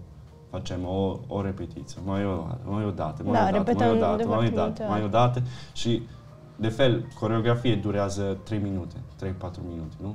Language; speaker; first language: Romanian; early bilingual, heritage; Italian